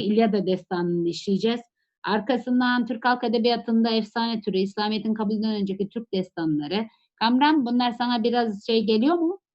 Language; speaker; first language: Turkish; native; Turkish